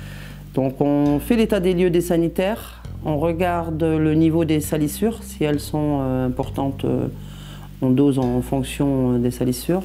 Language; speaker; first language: French; native; French